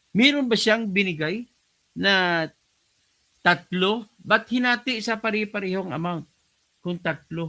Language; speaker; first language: Filipino; non-native, local second language; Hiligaynon